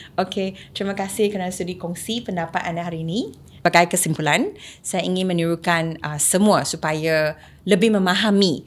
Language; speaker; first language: Malay; non-native, local second language; Chinese